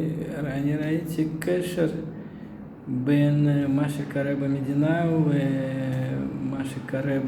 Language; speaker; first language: Hebrew; non-native, fluent; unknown